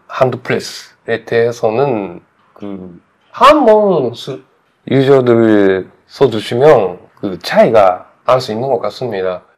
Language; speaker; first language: Korean; non-native, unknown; Japanese